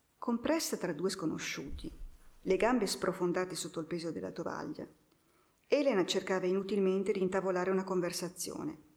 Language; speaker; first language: Italian; native; Italian